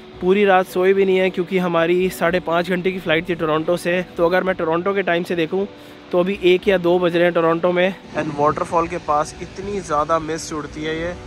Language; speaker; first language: Hindi; native; Hindi